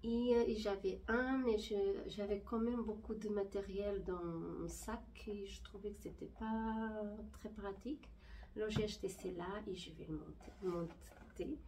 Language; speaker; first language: French; non-native, fluent; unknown